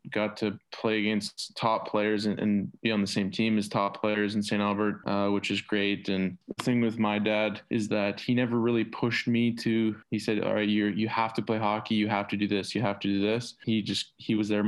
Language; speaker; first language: English; native; English